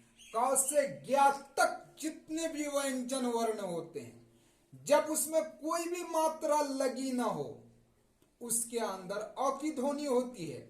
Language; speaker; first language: Hindi; native; Hindi